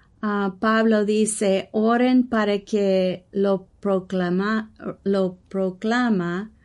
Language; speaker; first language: Spanish; early bilingual, heritage; English